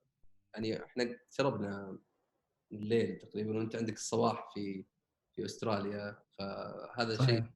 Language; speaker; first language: Arabic; native; Arabic